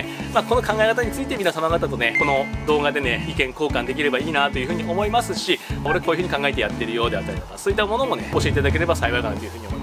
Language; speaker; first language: Japanese; native; Japanese